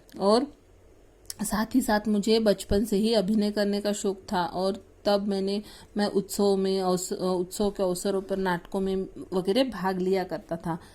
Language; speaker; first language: Hindi; non-native, local second language; Marathi